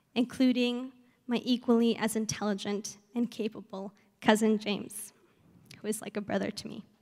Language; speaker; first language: English; early bilingual, other home language; Spanish